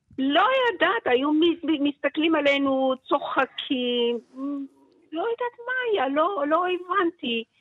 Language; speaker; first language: Hebrew; early bilingual, other home language; Persian